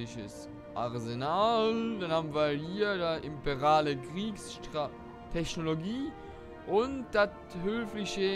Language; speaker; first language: German; native; German